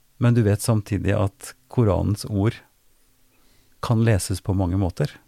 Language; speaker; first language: Norwegian; native; Norwegian